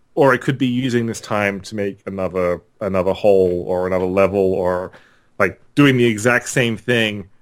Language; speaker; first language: English; native; English